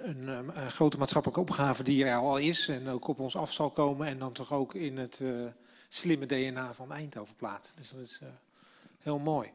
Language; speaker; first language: Dutch; native; Dutch